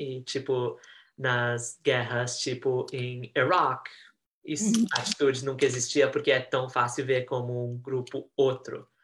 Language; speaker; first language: Portuguese; early bilingual, heritage; Portuguese